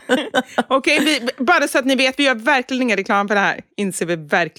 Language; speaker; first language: Swedish; native; Swedish